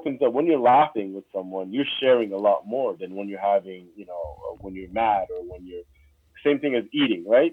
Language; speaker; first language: English; native; English